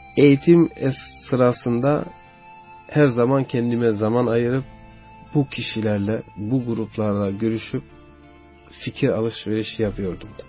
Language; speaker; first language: Turkish; non-native, fluent; Albanian